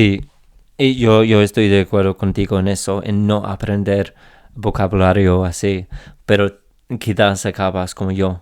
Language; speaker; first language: Spanish; non-native, fluent; English